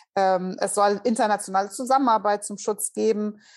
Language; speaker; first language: German; native; German